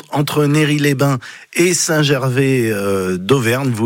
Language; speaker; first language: French; native; French